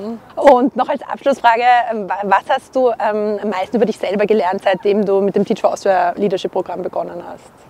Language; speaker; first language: German; native; German